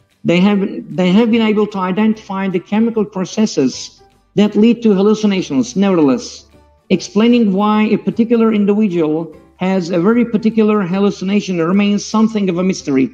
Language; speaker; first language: English; non-native, fluent; Turkish